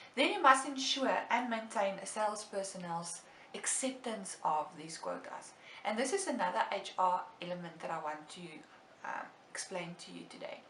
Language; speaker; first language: English; non-native, local second language; Afrikaans